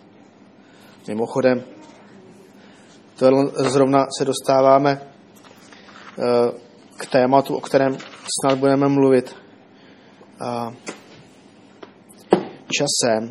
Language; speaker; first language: Czech; native; Czech